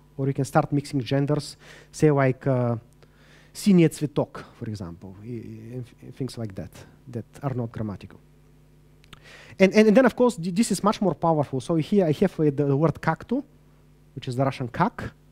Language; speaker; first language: English; non-native, fluent; Bulgarian